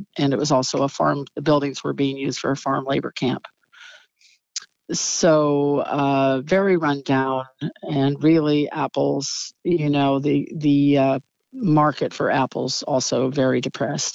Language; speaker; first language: English; native; English